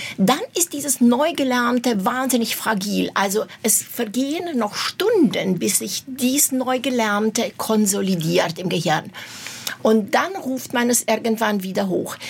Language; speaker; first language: German; non-native, fluent; Romanian